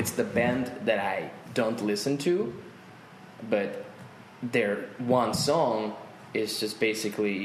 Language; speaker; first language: English; non-native, fluent; Russian